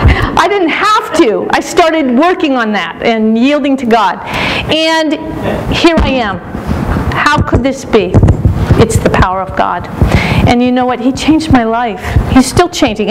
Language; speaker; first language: English; native; English